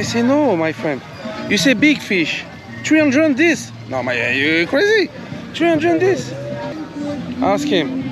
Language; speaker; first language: English; non-native, learner; French